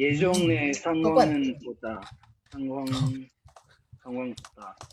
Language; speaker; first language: Korean; non-native, learner; Chinese